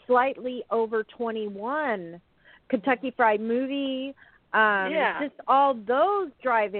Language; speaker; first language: English; native; English